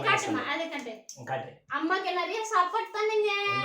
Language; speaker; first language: Tamil; non-native, local second language; Odia